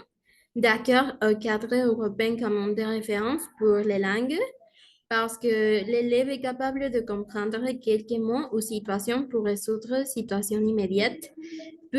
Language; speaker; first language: French; non-native, learner; Spanish